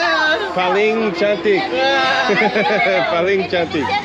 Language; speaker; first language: Indonesian; non-native, learner; English